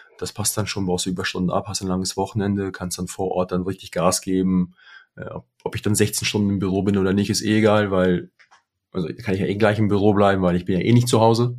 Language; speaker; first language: German; early bilingual, other home language; Russian